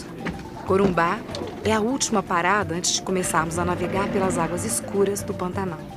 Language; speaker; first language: Portuguese; native; Portuguese